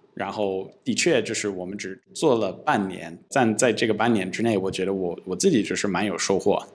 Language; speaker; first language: Chinese; non-native, fluent; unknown